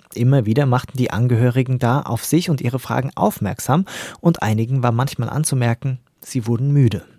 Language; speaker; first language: German; native; German